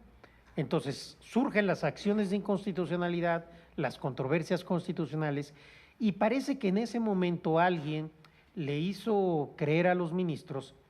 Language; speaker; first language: Spanish; native; Spanish